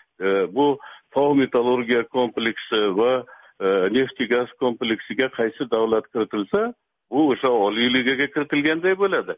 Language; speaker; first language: Turkish; non-native, learner; Uzbek